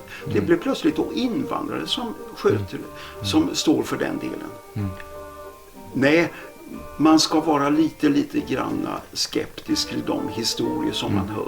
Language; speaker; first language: Swedish; native; Swedish